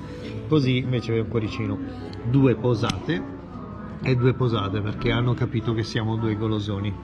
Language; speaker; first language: Italian; native; Italian